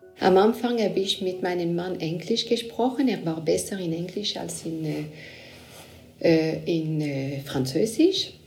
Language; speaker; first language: German; non-native, fluent; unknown